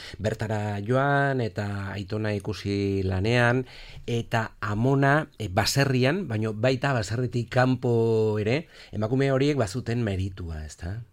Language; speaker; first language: Basque; native; Basque